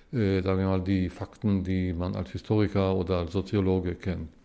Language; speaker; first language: German; early bilingual, heritage; Hebrew